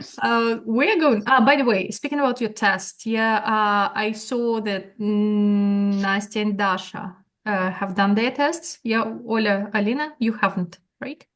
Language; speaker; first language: English; non-native, fluent; Russian